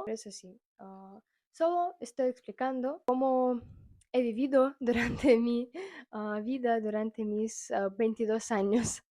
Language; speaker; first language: Spanish; non-native, fluent; Russian